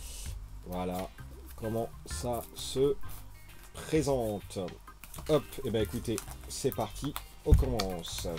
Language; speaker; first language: French; native; French